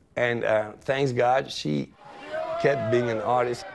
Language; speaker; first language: English; non-native, fluent; French